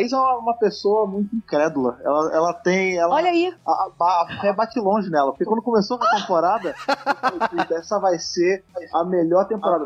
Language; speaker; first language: Portuguese; native; Portuguese